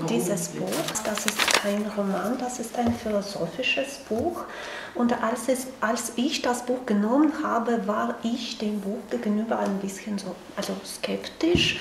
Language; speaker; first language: German; non-native, fluent; Russian